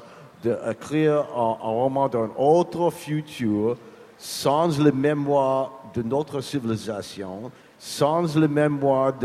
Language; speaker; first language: French; non-native, learner; English